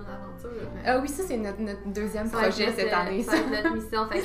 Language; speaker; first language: French; native; French